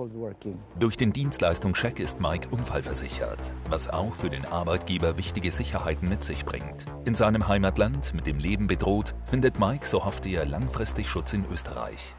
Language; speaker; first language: German; native; German